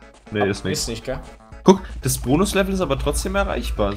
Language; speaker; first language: German; native; German